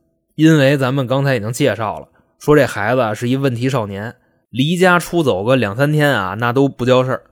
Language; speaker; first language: Chinese; native; Chinese